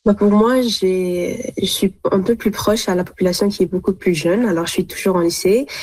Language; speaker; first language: French; non-native, local second language; Arabic